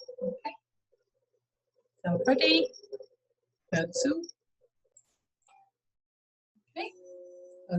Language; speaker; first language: German; non-native, fluent; English